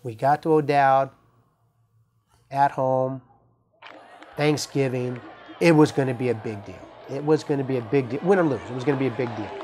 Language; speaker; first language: English; native; English